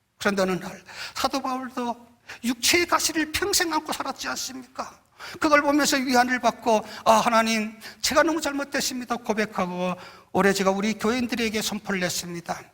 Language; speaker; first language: Korean; native; Korean